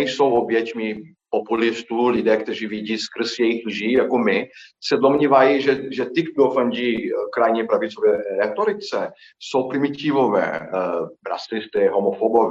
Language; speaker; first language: Czech; non-native, fluent; Portuguese